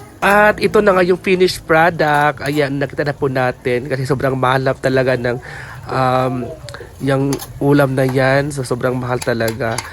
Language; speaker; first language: Filipino; non-native, local second language; Cebuano